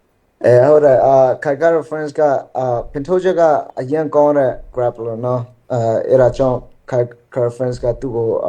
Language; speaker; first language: Burmese; early bilingual, heritage; Burmese